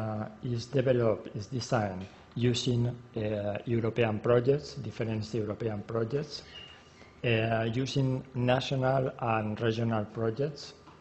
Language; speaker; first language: English; non-native, learner; Spanish